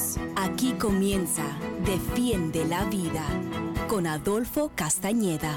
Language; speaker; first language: Spanish; native; Spanish